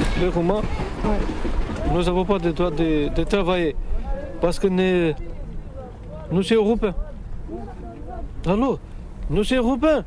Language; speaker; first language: French; non-native, learner; Romanian